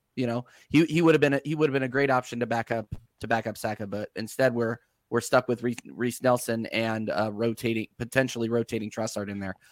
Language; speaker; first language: English; native; English